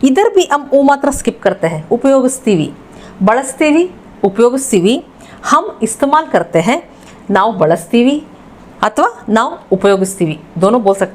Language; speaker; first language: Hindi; non-native, local second language; Kannada